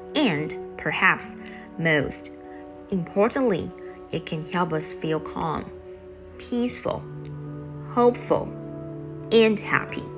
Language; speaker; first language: English; non-native, fluent; Chinese